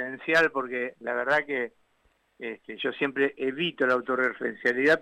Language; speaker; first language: Spanish; native; Spanish